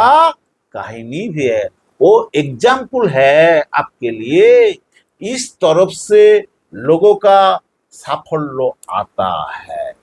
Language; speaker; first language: Hindi; non-native, local second language; Bangla